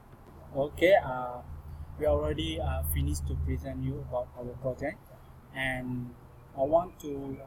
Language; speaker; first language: English; non-native, learner; Malay